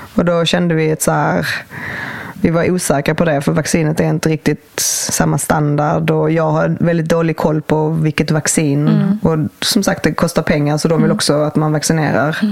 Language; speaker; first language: Swedish; native; Swedish